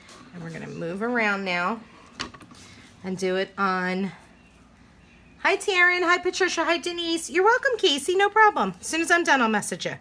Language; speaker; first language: English; native; English